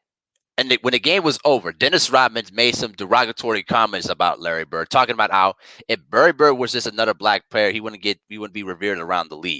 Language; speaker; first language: English; native; English